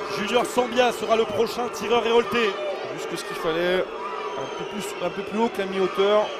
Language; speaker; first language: French; native; French